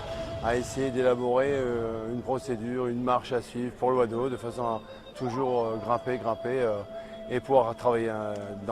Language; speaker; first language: French; native; French